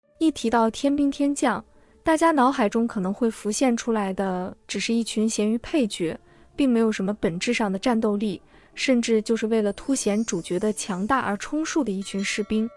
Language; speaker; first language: Chinese; native; Chinese